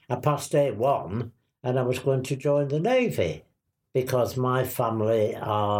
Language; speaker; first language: English; native; English